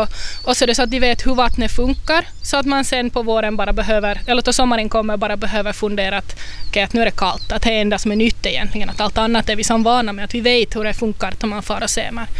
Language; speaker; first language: Swedish; native; Swedish